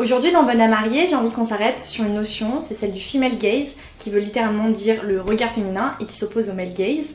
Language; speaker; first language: French; native; French